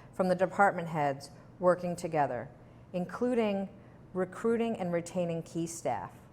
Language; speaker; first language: English; native; English